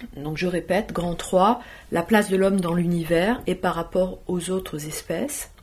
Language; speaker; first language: French; native; French